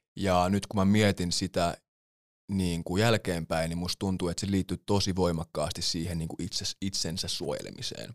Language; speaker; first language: Finnish; early bilingual, other home language; English